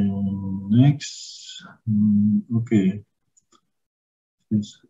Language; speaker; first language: English; non-native, learner; Indonesian